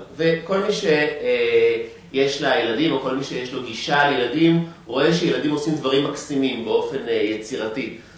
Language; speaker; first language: Hebrew; native; Hebrew